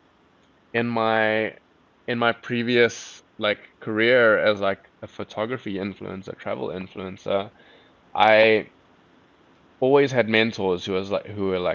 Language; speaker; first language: English; native; English